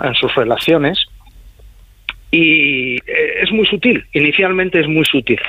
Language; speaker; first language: Spanish; native; Spanish